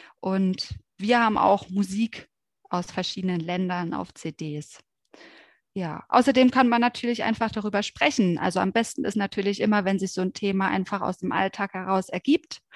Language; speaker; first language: German; native; German